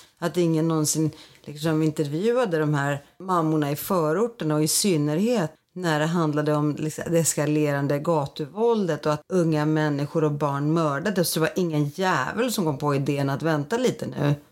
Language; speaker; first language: Swedish; early bilingual, other home language; Greek